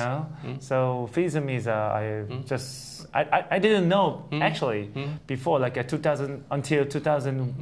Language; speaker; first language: English; non-native, learner; Korean